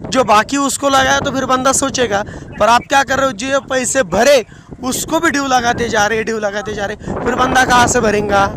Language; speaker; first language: Hindi; non-native, local second language; Marathi